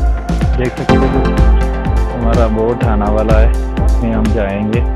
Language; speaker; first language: Hindi; non-native, local second language; Malayalam